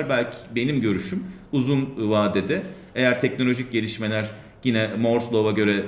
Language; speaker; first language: Turkish; native; Turkish